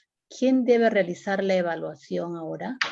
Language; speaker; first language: Spanish; native; Spanish